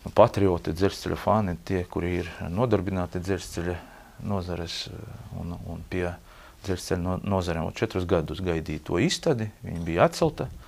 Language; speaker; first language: Latvian; non-native, local second language; Russian